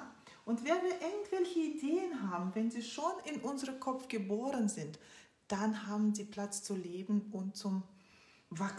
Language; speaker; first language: German; non-native, fluent; Russian